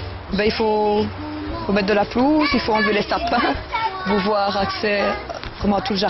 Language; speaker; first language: French; native; French